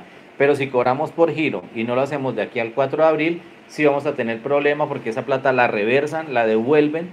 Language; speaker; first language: Spanish; native; Spanish